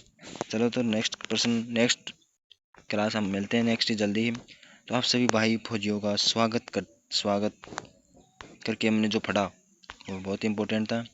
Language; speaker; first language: Hindi; native; Hindi